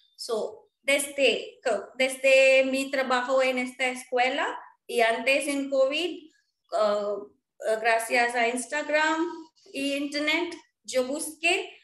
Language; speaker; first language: Spanish; non-native, fluent; Marwari